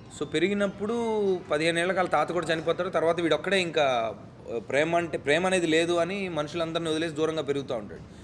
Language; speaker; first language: Telugu; native; Telugu